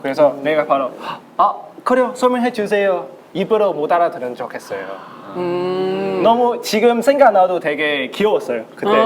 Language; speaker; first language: Korean; non-native, local second language; Chinese